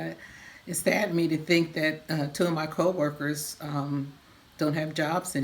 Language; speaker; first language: English; native; English